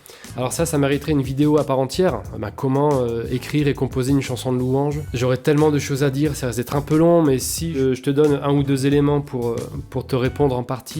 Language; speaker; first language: French; native; French